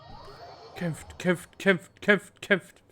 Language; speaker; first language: German; native; German